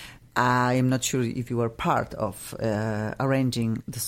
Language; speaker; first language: English; non-native, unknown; Russian